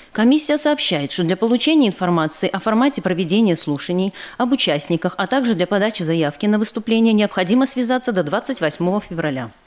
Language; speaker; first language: Russian; non-native, local second language; Armenian